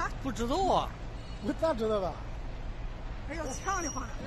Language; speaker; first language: Chinese; native; Chinese